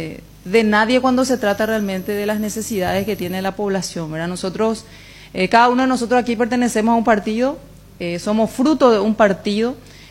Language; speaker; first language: Spanish; native; Spanish